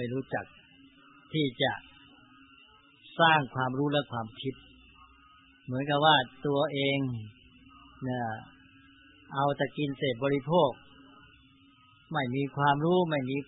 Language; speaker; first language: Thai; native; Thai